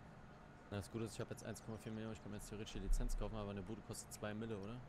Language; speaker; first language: German; native; German